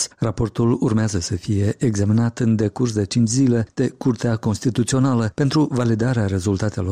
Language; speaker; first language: Romanian; native; Romanian